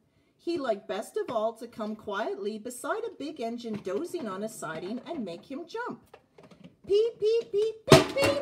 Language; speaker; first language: English; native; English